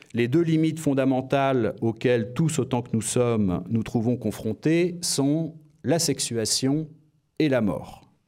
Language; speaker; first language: French; native; French